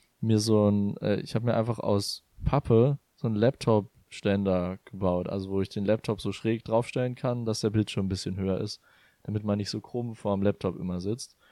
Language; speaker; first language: German; native; German